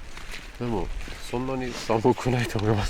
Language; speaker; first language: Japanese; non-native, fluent; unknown